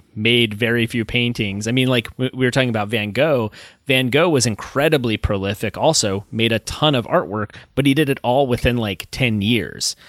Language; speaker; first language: English; native; English